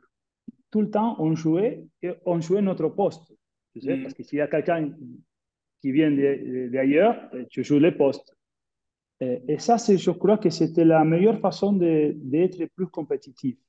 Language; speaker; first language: French; non-native, fluent; Spanish